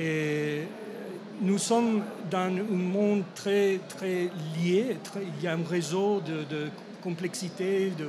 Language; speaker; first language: French; non-native, fluent; English